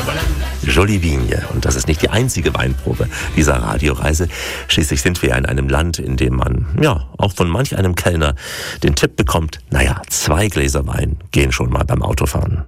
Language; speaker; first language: German; native; German